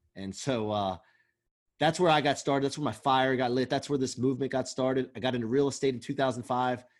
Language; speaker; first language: English; native; English